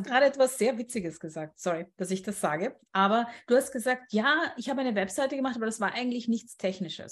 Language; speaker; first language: German; native; German